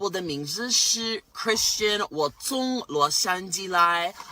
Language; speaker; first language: Chinese; non-native, learner; English